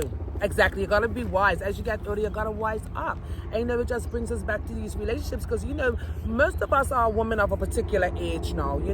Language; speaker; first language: English; native; English